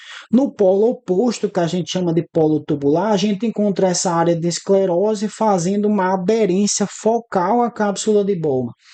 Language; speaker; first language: Portuguese; native; Portuguese